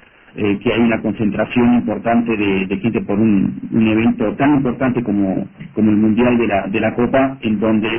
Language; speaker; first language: Spanish; native; Spanish